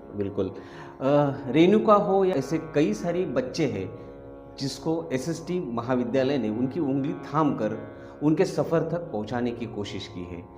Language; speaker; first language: Hindi; non-native, local second language; Marathi